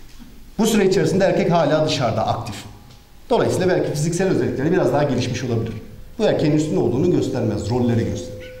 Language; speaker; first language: Turkish; native; Turkish